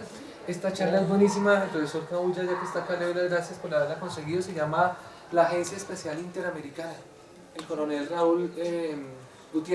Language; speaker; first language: Spanish; native; Spanish